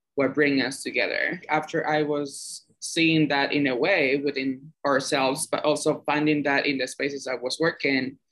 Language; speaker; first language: English; non-native, fluent; Spanish